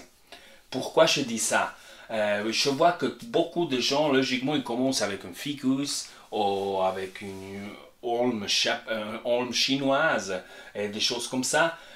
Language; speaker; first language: French; non-native, fluent; Spanish